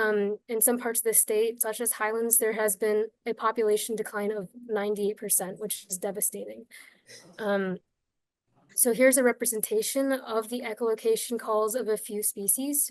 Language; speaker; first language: English; native; English